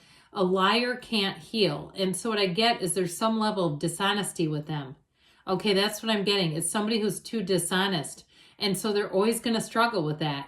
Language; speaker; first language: English; native; English